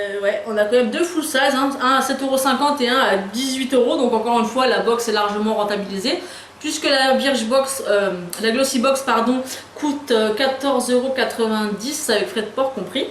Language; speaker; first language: French; native; French